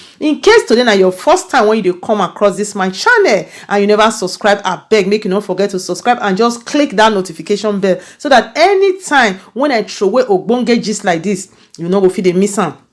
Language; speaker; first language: Nigerian Pidgin; native; Nigerian Pidgin